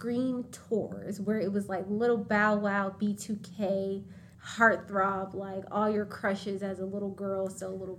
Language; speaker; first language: English; native; English